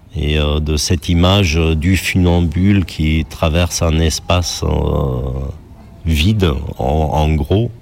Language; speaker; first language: French; non-native, fluent; German